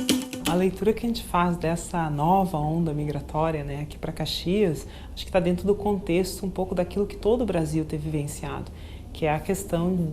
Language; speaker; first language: Portuguese; native; Portuguese